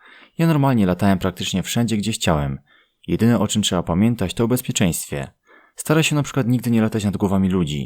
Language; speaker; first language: Polish; native; Polish